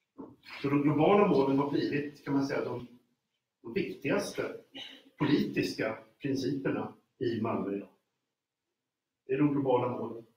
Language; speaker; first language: Swedish; native; Swedish